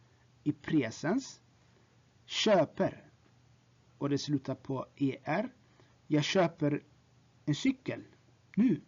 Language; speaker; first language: Swedish; non-native, fluent; Tigrinya